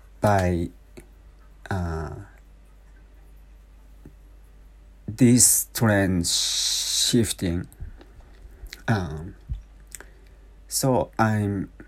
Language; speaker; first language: English; non-native, learner; Japanese